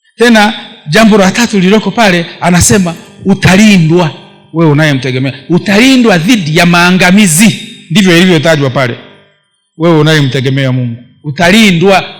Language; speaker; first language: Swahili; non-native, local second language; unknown